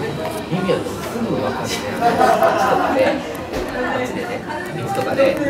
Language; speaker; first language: Japanese; native; Japanese